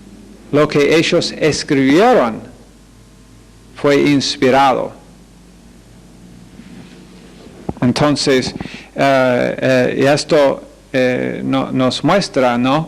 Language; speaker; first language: Spanish; non-native, fluent; English